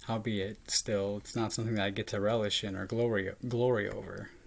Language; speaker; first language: English; native; English